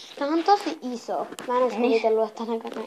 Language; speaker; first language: Finnish; native; Finnish